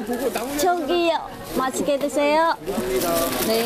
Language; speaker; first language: Korean; non-native, fluent; Khmer